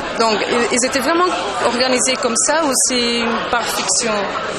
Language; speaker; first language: French; non-native, local second language; Dutch